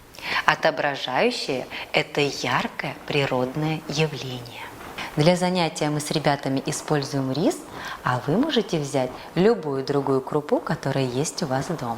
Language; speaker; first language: Russian; native; Russian